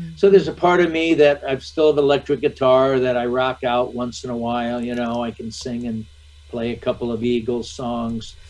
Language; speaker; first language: English; native; English